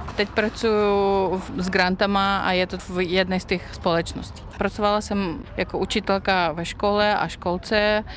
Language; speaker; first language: Czech; non-native, fluent; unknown